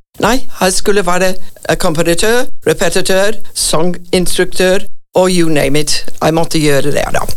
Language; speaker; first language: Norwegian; non-native, fluent; English